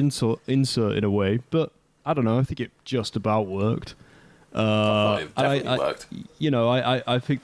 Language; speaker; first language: English; native; English